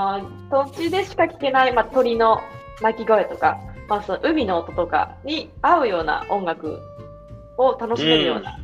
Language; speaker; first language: Japanese; native; Japanese